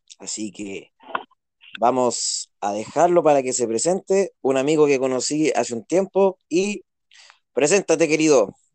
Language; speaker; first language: Spanish; native; Spanish